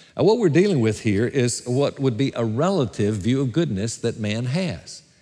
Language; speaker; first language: English; native; English